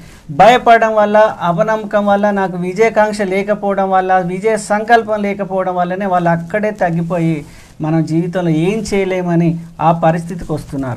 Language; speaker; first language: Telugu; native; Telugu